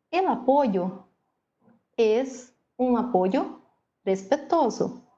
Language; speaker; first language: Spanish; non-native, learner; Portuguese